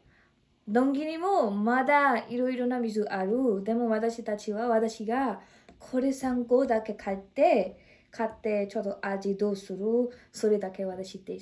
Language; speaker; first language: Japanese; non-native, learner; Nepali